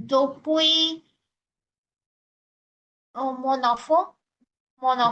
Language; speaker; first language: French; non-native, learner; Bangla